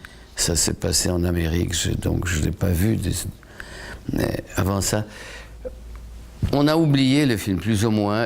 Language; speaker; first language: French; non-native, fluent; Polish